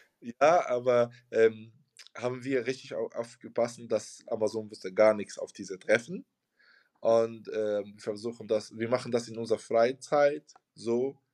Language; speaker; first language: German; non-native, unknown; Arabic